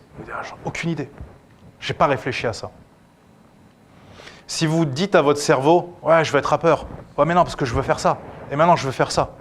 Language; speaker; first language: French; native; French